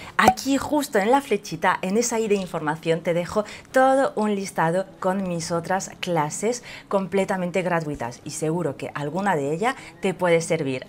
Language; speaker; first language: Spanish; non-native, fluent; French